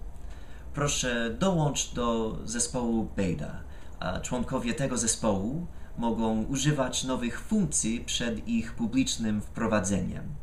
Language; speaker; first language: Polish; non-native, fluent; English